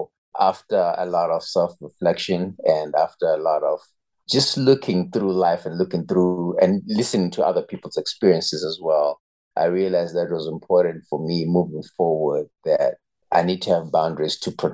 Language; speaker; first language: English; non-native, local second language; Shona